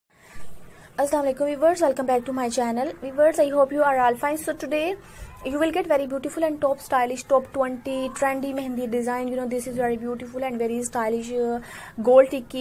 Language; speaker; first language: English; non-native, local second language; Urdu